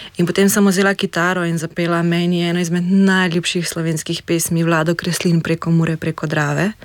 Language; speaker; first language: Slovenian; native; Slovenian